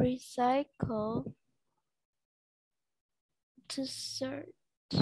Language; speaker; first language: English; non-native, learner; Vietnamese